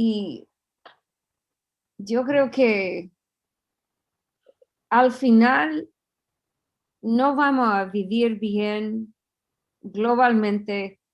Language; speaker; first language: Spanish; non-native, fluent; English